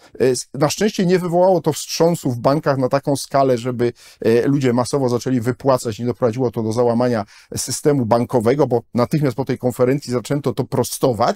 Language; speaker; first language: Polish; native; Polish